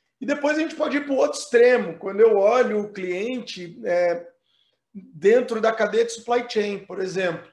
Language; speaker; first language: Portuguese; native; Portuguese